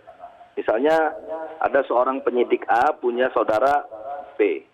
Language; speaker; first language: Indonesian; native; Indonesian